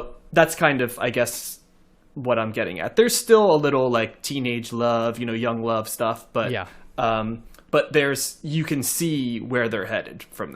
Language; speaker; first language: English; native; English